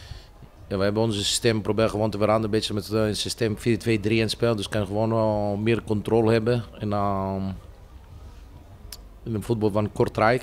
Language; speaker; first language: Dutch; non-native, fluent; Greek